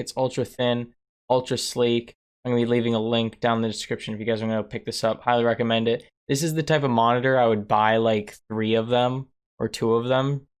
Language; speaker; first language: English; native; English